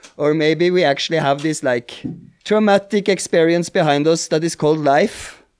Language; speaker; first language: English; non-native, fluent; Norwegian